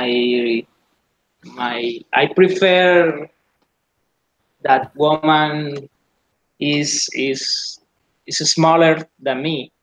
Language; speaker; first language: English; non-native, learner; Spanish